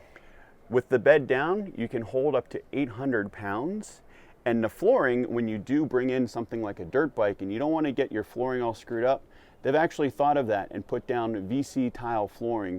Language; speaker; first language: English; native; English